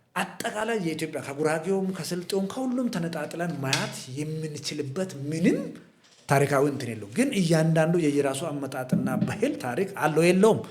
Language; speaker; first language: Amharic; non-native, local second language; Hadiyya